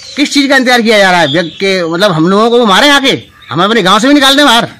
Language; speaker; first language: Hindi; native; Hindi